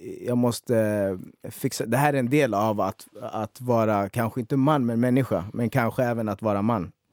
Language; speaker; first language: Swedish; native; Swedish